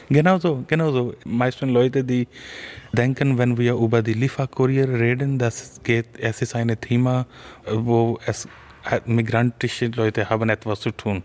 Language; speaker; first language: German; non-native, fluent; Urdu